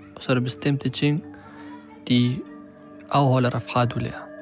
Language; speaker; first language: Danish; early bilingual, other home language; Arabic